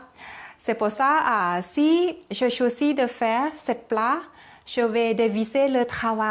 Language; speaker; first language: French; non-native, learner; Thai